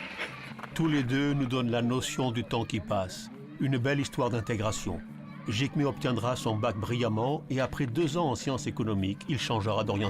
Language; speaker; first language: French; native; French